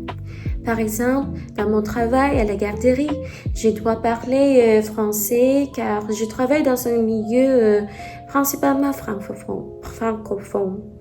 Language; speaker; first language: French; non-native, learner; Filipino